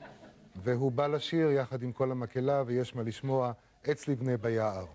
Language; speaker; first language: Hebrew; native; Hebrew